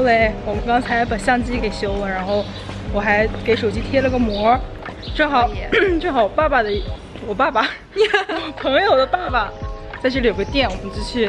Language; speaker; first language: Chinese; early bilingual, heritage; Chinese